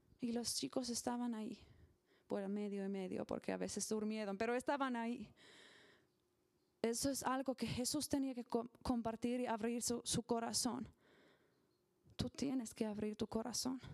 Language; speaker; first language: Spanish; non-native, learner; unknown